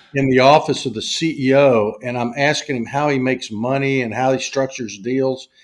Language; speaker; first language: English; native; English